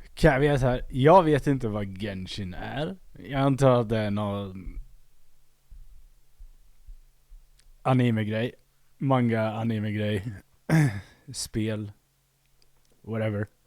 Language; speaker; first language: Swedish; native; Swedish